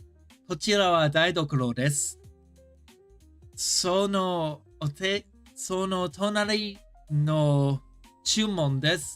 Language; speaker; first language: Japanese; non-native, learner; English